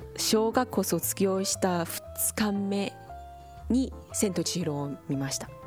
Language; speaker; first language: Japanese; non-native, fluent; Chinese